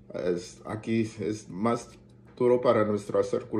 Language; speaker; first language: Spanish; early bilingual, heritage; Spanish